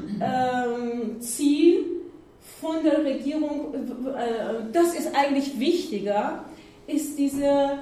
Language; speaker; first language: German; non-native, learner; Persian